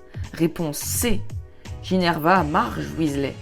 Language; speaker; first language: French; native; French